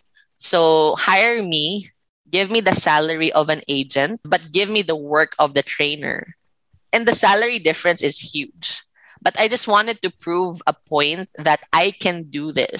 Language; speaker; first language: English; non-native, local second language; Filipino